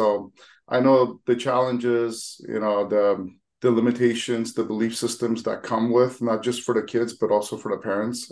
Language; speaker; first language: English; early bilingual, other home language; Armenian